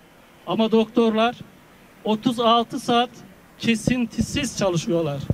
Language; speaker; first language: Turkish; native; Turkish